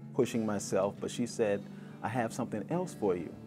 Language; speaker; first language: English; native; English